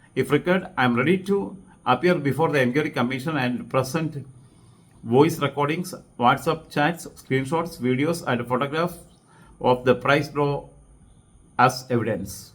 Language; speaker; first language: English; non-native, local second language; Malayalam